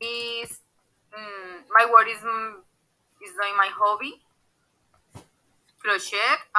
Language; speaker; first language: English; non-native, learner; Spanish